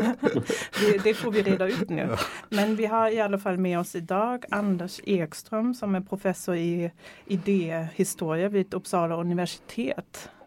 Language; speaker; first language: Swedish; non-native, fluent; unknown